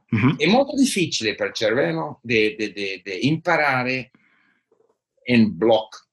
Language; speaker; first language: Italian; non-native, learner; English